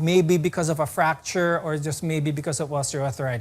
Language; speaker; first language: English; non-native, local second language; Filipino